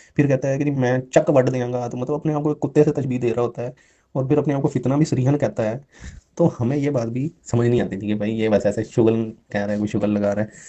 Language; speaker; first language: Urdu; non-native, local second language; Punjabi